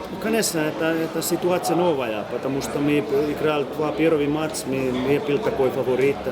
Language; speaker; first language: Russian; non-native, learner; Finnish